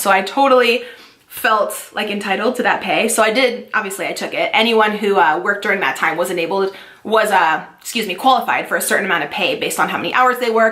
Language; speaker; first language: English; native; English